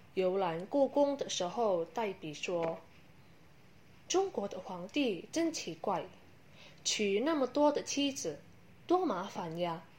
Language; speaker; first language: Chinese; non-native, learner; Indonesian